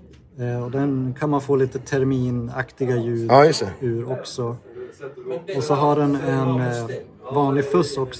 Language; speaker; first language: Swedish; native; Swedish